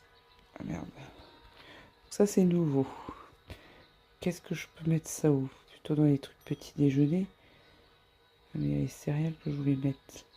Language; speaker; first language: French; native; French